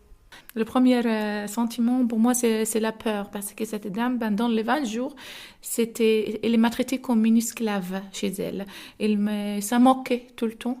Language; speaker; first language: French; non-native, learner; Arabic